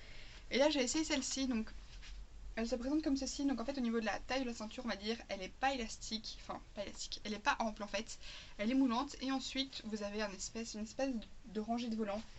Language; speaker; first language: French; native; French